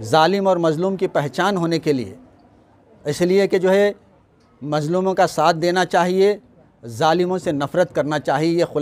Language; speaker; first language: Hindi; non-native, local second language; Urdu